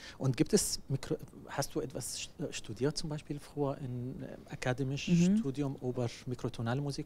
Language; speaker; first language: German; non-native, learner; Arabic